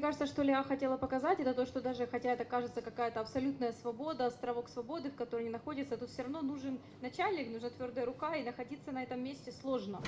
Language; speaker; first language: Russian; native; Russian